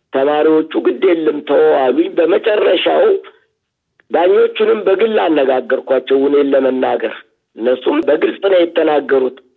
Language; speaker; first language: Amharic; native; Amharic